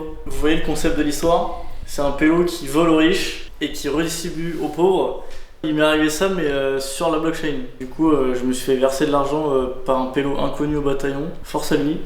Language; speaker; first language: French; native; French